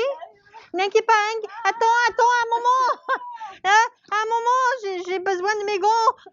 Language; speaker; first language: French; non-native, learner; English